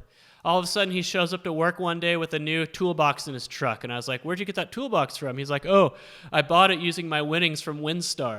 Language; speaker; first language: English; native; English